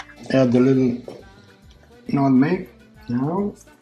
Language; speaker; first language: English; non-native, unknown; Italian